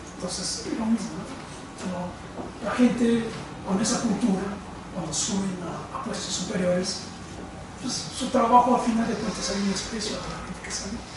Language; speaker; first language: Spanish; non-native, fluent; Cantonese